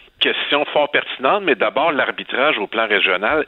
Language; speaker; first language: French; native; French